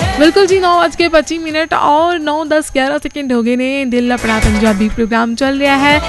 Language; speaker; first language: Punjabi; native; Punjabi